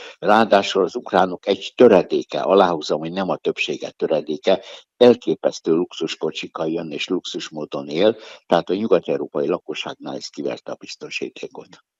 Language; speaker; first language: Hungarian; native; Hungarian